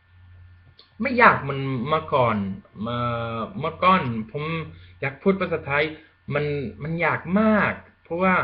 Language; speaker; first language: Thai; non-native, learner; Spanish